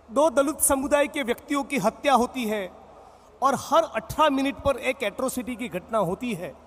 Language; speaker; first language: Hindi; non-native, local second language; Gujarati